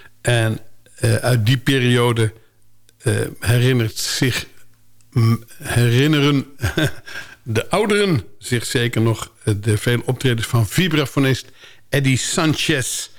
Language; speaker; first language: Dutch; native; Dutch